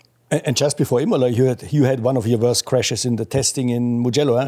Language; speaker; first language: English; non-native, fluent; German